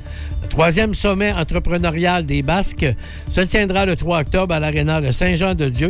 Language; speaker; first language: French; native; French